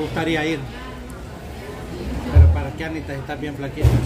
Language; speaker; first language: Spanish; native; Spanish